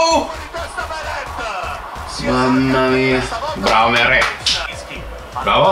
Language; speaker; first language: Italian; non-native, learner; Japanese